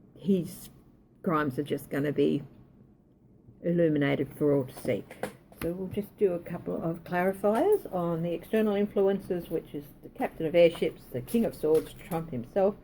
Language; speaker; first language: English; native; English